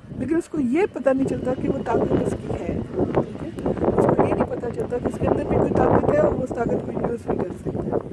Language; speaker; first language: Urdu; non-native, local second language; Punjabi